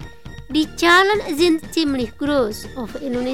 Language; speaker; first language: German; non-native, fluent; Indonesian